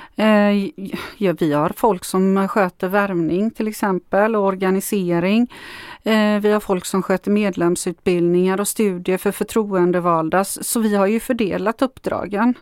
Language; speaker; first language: Swedish; non-native, fluent; Macedonian